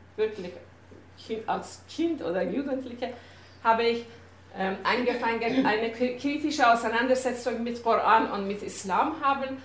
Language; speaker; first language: German; non-native, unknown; Persian